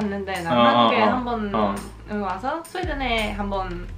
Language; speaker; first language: Korean; non-native, fluent; Swedish